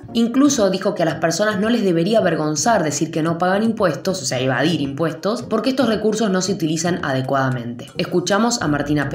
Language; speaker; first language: Spanish; native; Spanish